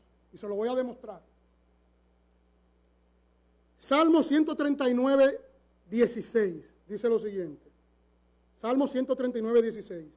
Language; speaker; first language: Spanish; native; Spanish